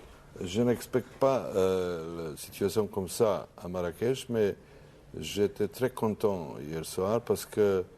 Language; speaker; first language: French; non-native, learner; Croatian